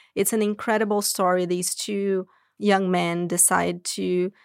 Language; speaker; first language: English; non-native, fluent; Portuguese